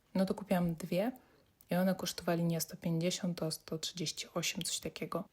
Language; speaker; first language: Polish; non-native, fluent; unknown